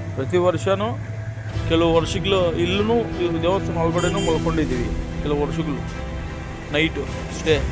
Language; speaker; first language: Kannada; native; Kannada